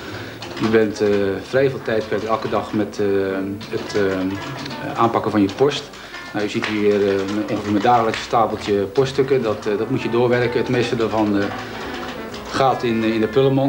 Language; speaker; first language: Dutch; native; Dutch